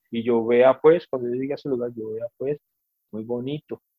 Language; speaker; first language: Spanish; native; Spanish